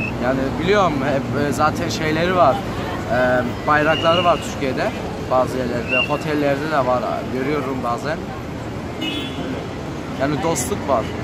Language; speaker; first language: Turkish; early bilingual, heritage; Turkish